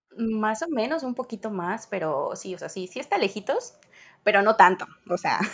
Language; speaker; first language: Spanish; native; Spanish